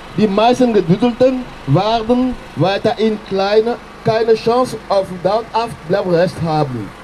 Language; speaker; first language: German; non-native, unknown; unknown